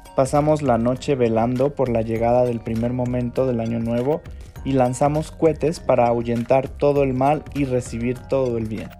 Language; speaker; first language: Spanish; non-native, fluent; Chinese